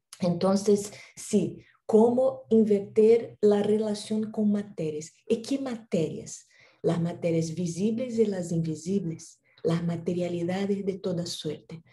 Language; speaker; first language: Portuguese; non-native, learner; Spanish